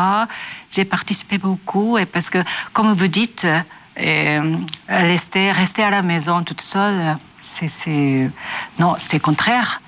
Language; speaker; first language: French; non-native, learner; Japanese